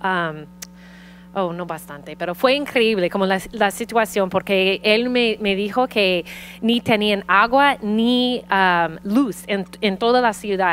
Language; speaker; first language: Spanish; early bilingual, heritage; Spanish